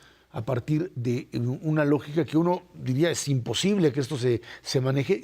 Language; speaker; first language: Spanish; native; Spanish